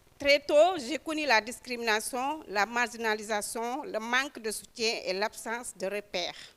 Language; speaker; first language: French; non-native, local second language; Wolof